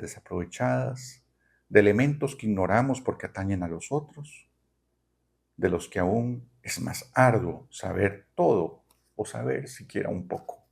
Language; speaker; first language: Spanish; native; Spanish